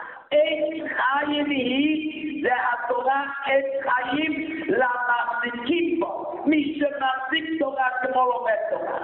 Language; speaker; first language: Hebrew; non-native, fluent; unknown